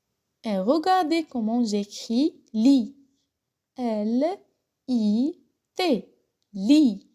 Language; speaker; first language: French; non-native, local second language; Arabic